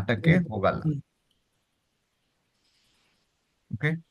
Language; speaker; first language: Kannada; non-native, learner; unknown